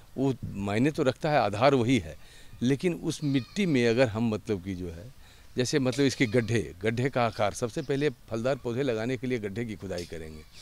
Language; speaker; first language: Hindi; native; Hindi